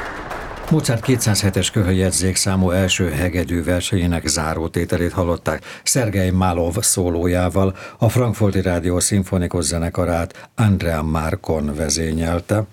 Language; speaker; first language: Hungarian; native; Hungarian